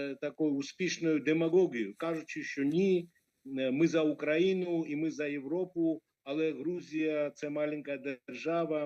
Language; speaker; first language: Ukrainian; non-native, fluent; Georgian